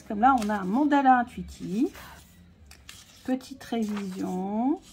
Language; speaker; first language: French; native; French